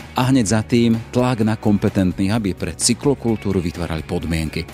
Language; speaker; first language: Slovak; native; Slovak